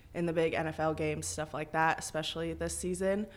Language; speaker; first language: English; native; English